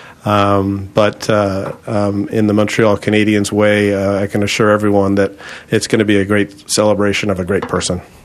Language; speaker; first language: English; early bilingual, other home language; French